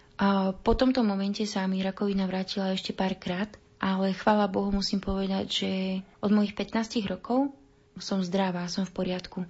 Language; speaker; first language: Slovak; native; Slovak